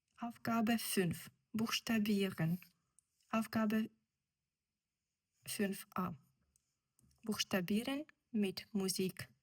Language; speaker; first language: German; non-native, fluent; Ukrainian